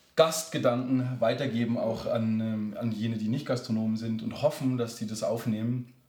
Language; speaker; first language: German; native; German